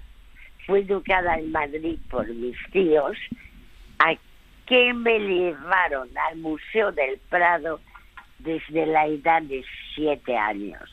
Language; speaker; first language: Spanish; early bilingual, other home language; French